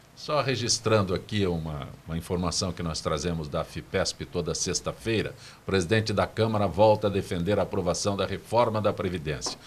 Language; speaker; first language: Portuguese; native; Portuguese